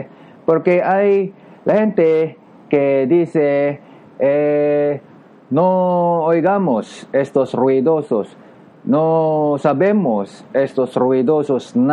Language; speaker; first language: Spanish; non-native, learner; Japanese